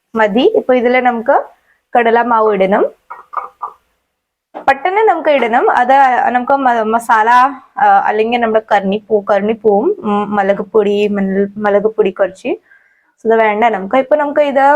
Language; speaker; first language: Malayalam; non-native, fluent; Hindi